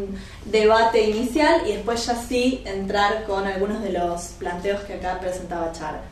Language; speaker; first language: Spanish; native; Spanish